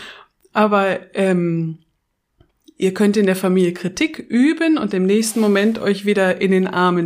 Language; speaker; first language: German; native; German